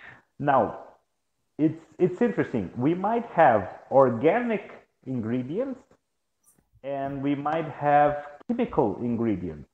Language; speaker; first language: English; non-native, fluent; Portuguese